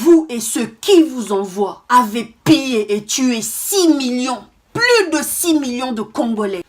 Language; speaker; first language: French; non-native, local second language; Kongo